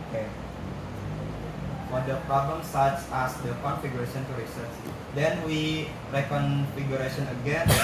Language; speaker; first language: English; non-native, learner; Indonesian